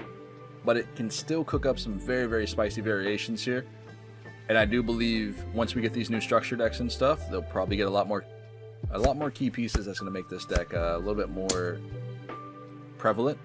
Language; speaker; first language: English; native; English